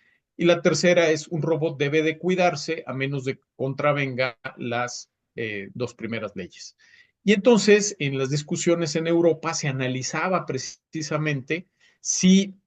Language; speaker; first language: Spanish; native; Spanish